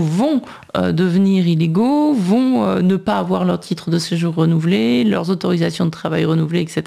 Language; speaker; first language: French; native; French